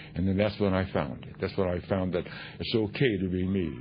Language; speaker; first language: English; native; English